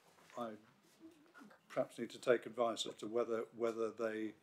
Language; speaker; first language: English; native; English